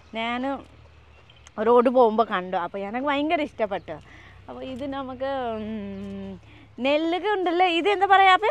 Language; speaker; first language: Malayalam; non-native, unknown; Nepali